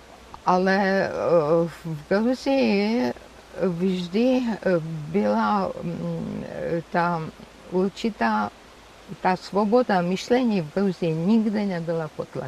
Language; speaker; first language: Czech; non-native, fluent; Georgian